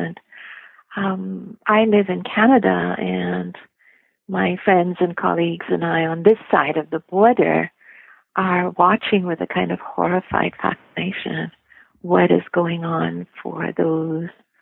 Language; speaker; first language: English; non-native, local second language; Gujarati